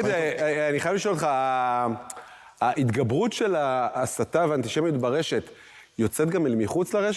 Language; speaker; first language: Hebrew; native; Hebrew